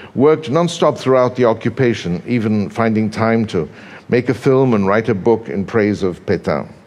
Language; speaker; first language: English; native; English